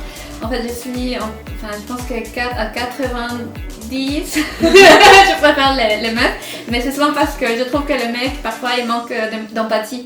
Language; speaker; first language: French; non-native, fluent; Spanish